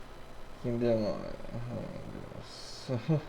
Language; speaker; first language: Portuguese; native; Portuguese